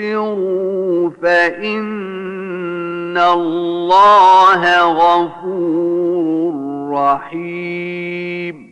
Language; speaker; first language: Arabic; native; Arabic